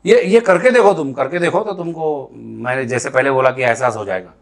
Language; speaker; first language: Hindi; non-native, local second language; Marathi